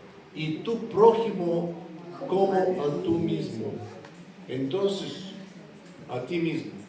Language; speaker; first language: Spanish; non-native, fluent; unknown